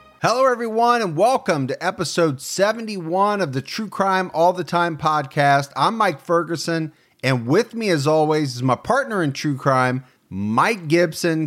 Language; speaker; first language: English; native; English